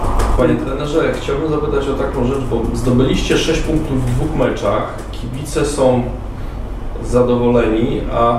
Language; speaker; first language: Polish; native; Polish